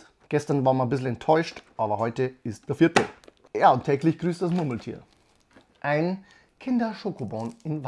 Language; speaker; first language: German; native; German